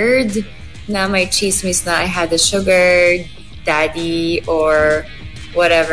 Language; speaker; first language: English; non-native, local second language; Filipino